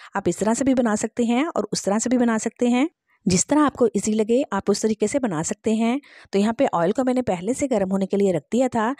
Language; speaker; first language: Hindi; native; Hindi